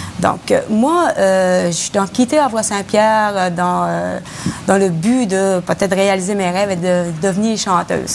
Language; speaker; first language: French; native; French